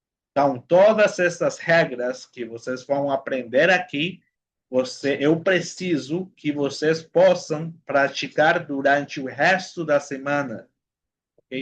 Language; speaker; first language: Portuguese; non-native, fluent; Spanish